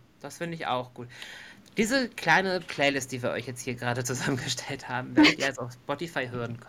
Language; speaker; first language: German; native; German